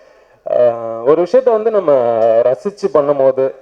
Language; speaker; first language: Tamil; native; Tamil